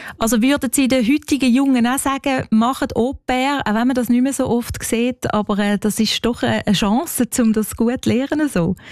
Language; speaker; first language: German; native; German